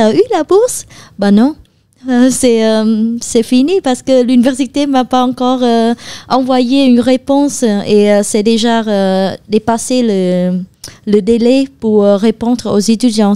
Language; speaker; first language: French; non-native, fluent; Khmer